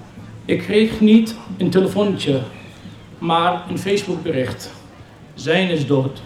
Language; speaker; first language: Dutch; non-native, fluent; Arabic